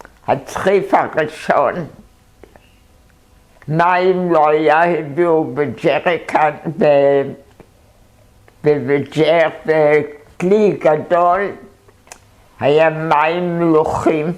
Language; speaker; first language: Hebrew; non-native, fluent; German